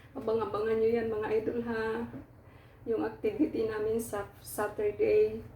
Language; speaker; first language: Filipino; non-native, local second language; Waray